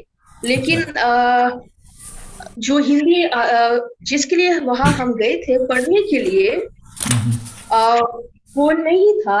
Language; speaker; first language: Hindi; non-native, fluent; English